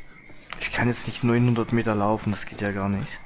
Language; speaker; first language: German; native; German